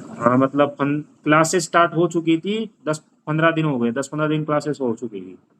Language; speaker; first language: Hindi; native; Hindi